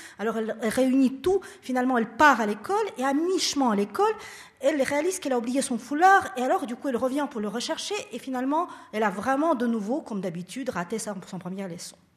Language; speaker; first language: French; non-native, fluent; Russian